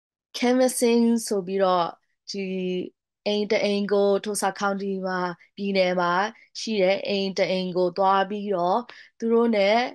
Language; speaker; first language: Burmese; non-native, local second language; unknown